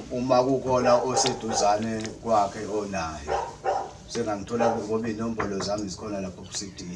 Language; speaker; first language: Zulu; native; Zulu